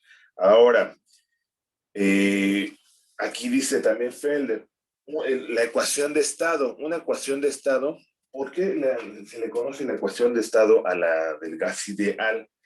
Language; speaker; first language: Spanish; native; Spanish